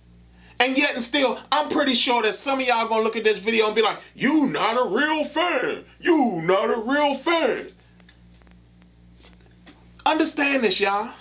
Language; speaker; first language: English; native; English